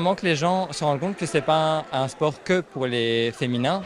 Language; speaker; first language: French; native; French